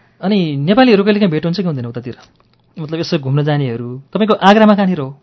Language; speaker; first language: Nepali; native; Nepali